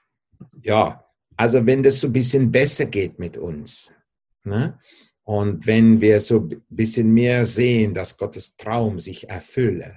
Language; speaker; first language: German; non-native, fluent; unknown